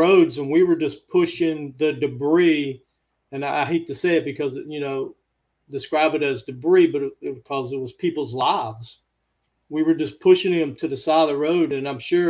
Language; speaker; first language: English; native; English